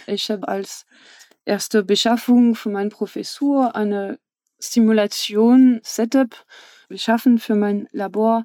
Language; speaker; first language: German; non-native, fluent; French